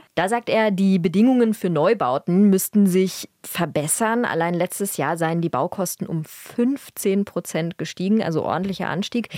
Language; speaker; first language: German; native; German